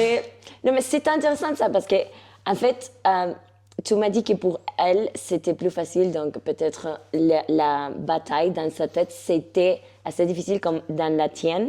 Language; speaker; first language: French; non-native, fluent; Spanish